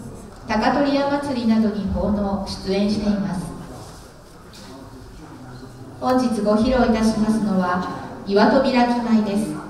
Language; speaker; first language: Japanese; native; Japanese